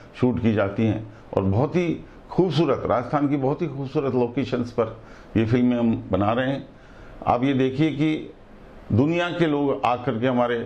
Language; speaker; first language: Hindi; native; Hindi